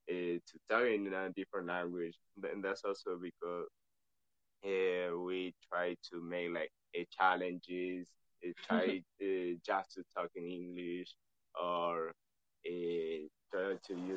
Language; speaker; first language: English; non-native, fluent; Spanish